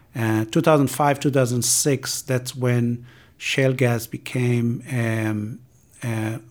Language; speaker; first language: English; non-native, fluent; Hebrew